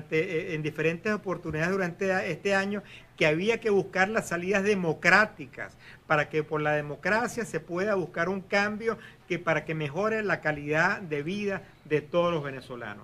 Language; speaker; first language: Spanish; native; Spanish